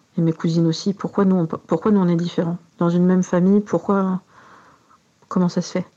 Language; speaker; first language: French; native; French